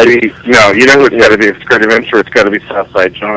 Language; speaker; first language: English; native; English